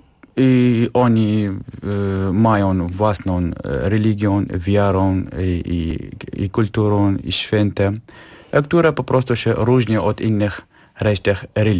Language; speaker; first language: Polish; non-native, fluent; Kurdish